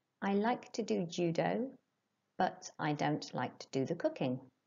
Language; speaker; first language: English; native; English